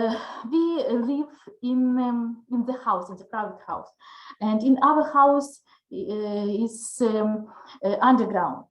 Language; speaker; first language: English; non-native, learner; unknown